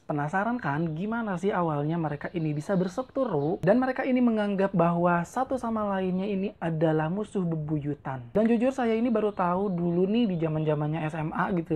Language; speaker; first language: Indonesian; native; Indonesian